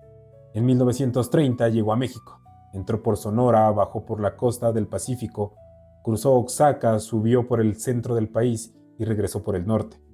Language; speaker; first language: Spanish; native; Spanish